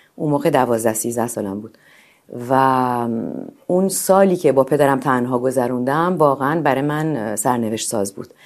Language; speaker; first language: Persian; native; Persian